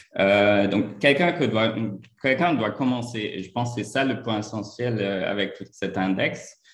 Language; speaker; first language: French; non-native, fluent; German